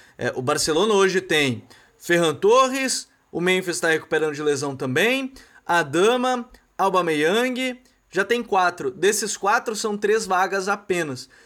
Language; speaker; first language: Portuguese; native; Portuguese